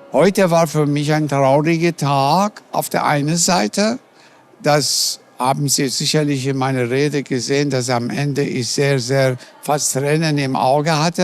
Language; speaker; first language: German; non-native, fluent; Persian